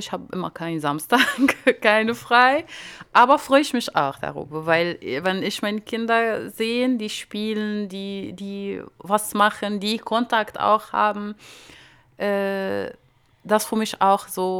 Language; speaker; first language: German; non-native, fluent; Arabic